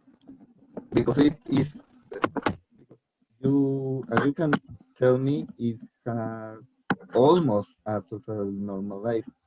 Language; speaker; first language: English; non-native, learner; Spanish